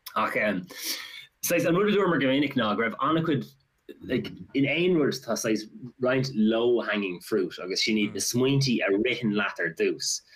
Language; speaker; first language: Irish; non-native, local second language; English